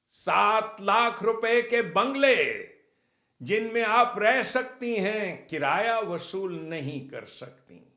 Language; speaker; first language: Urdu; native; Urdu